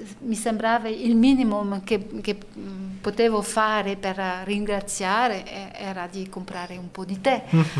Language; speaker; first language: Italian; non-native, learner; French